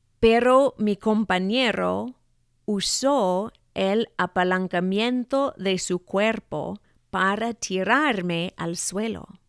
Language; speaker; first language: Spanish; non-native, fluent; English